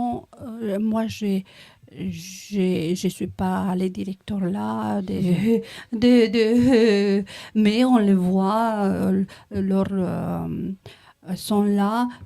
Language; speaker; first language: French; non-native, learner; Romanian